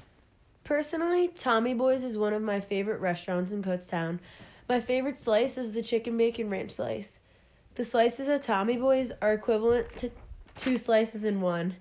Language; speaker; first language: English; native; English